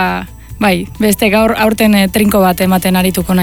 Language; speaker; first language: Basque; non-native, local second language; Spanish